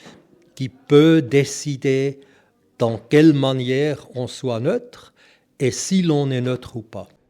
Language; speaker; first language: French; non-native, local second language; German